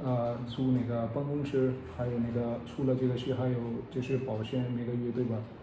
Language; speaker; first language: Chinese; non-native, fluent; Hindi